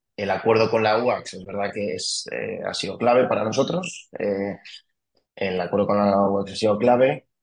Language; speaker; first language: Spanish; early bilingual, other home language; French